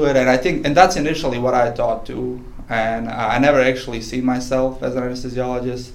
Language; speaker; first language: English; non-native, fluent; Bosnian